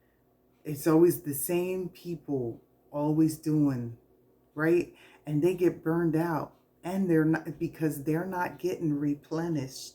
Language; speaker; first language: English; native; English